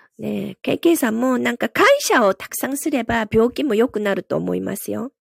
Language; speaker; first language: Japanese; non-native, fluent; Korean